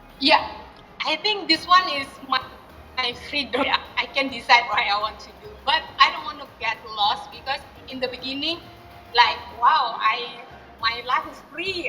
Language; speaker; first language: English; non-native, learner; Indonesian